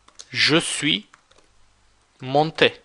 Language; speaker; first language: French; non-native, fluent; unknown